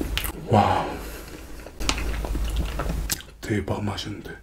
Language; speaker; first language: Korean; non-native, fluent; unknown